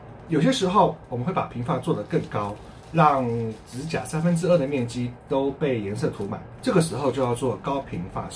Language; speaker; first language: Chinese; native; Chinese